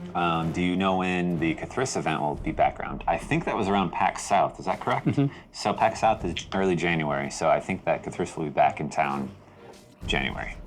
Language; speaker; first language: English; native; English